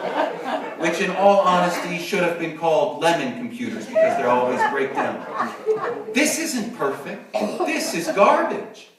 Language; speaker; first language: English; native; English